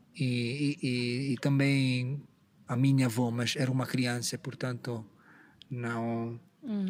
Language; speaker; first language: Portuguese; non-native, fluent; Italian